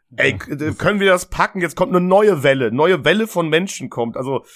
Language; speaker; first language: German; native; German